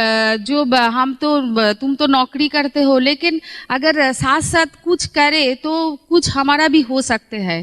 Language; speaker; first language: Hindi; non-native, local second language; Bangla